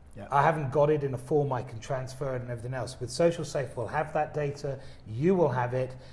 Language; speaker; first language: English; native; English